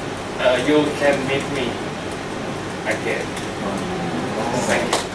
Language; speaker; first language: English; non-native, learner; Thai